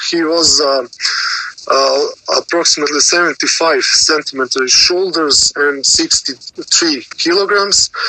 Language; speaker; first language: English; non-native, learner; Serbian